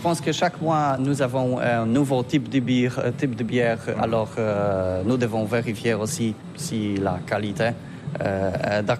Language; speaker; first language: French; non-native, learner; Polish